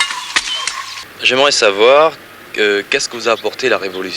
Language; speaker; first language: French; native; French